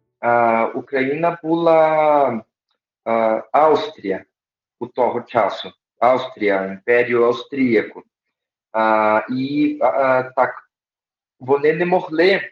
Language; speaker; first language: Ukrainian; early bilingual, heritage; Ukrainian